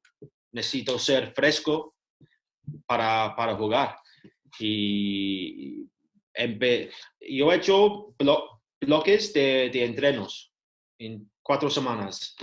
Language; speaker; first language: Spanish; non-native, learner; English